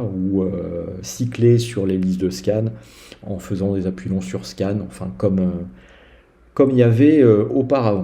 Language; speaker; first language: French; native; French